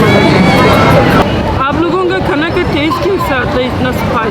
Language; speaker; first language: Hindi; non-native, learner; Turkish